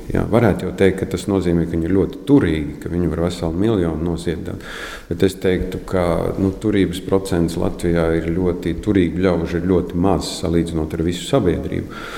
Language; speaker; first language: Latvian; native; Latvian